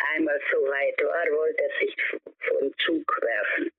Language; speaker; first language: German; early bilingual, heritage; German